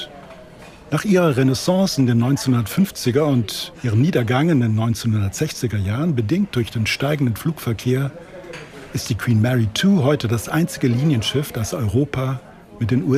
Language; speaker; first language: German; native; German